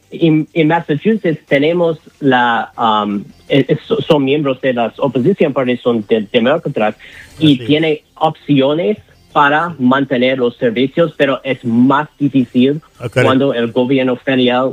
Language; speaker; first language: Spanish; non-native, learner; English